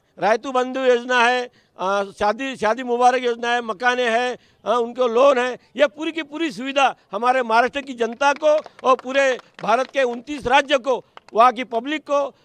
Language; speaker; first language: Hindi; non-native, local second language; Marathi